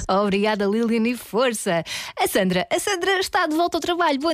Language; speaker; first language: Portuguese; native; Portuguese